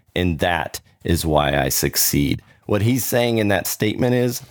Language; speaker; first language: English; native; English